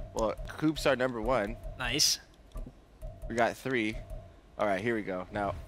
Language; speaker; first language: English; native; English